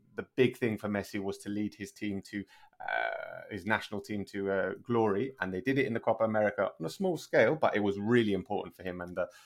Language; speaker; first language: English; native; English